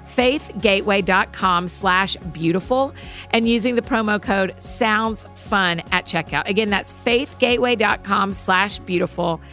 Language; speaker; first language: English; native; English